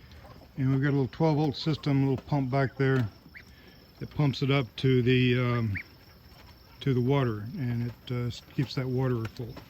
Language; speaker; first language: English; native; English